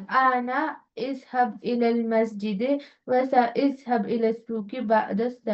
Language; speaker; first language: Arabic; non-native, learner; Hindi